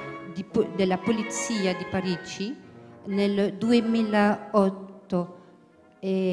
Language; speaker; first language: Italian; early bilingual, heritage; French